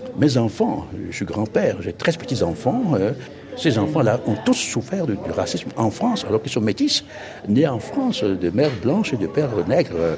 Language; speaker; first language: French; non-native, local second language; Fon